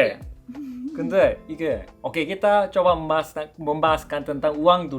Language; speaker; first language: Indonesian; non-native, fluent; Korean